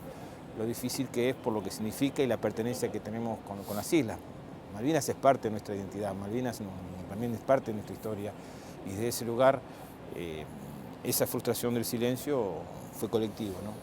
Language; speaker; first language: Spanish; native; Spanish